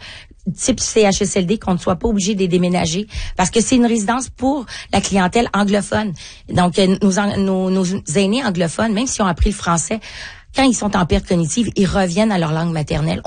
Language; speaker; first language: French; native; French